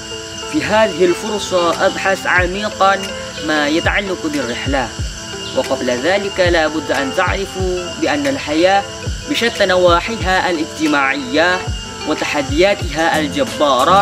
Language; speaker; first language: Arabic; non-native, learner; Indonesian